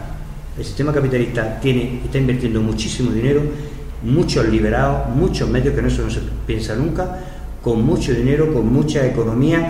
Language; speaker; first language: Spanish; native; Spanish